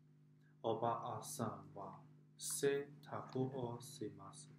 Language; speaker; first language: Japanese; non-native, learner; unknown